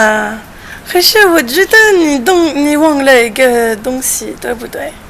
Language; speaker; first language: Chinese; non-native, learner; French